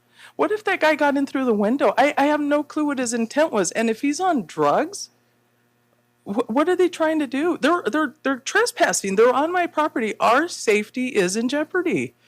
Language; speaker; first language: English; native; English